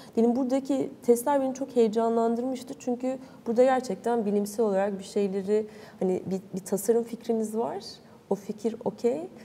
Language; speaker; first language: Turkish; native; Turkish